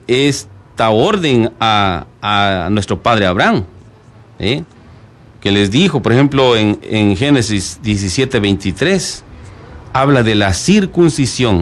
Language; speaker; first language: Spanish; native; Spanish